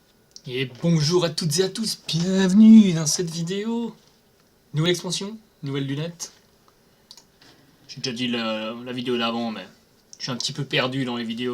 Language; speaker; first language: French; native; French